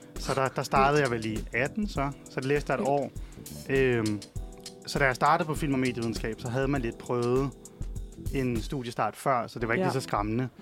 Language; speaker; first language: Danish; native; Danish